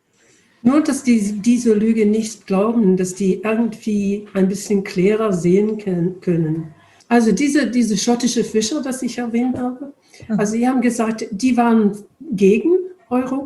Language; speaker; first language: German; non-native, fluent; English